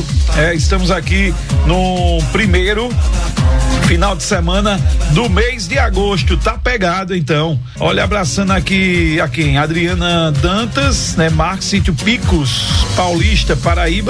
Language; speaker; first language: Portuguese; native; Portuguese